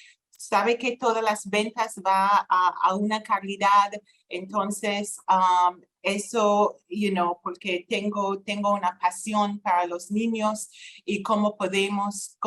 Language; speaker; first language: Spanish; non-native, fluent; English